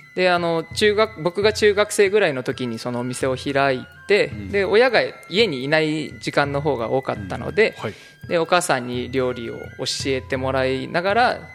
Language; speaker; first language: Japanese; early bilingual, other home language; English